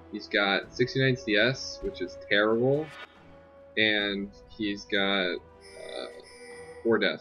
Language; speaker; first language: English; native; English